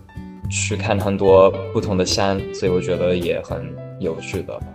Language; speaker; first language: Chinese; non-native, fluent; English